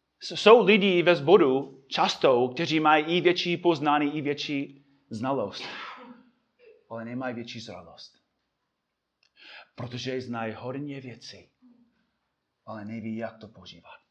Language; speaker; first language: Czech; non-native, fluent; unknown